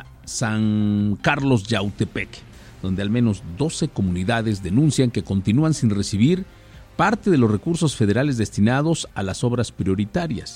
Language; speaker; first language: Spanish; native; Spanish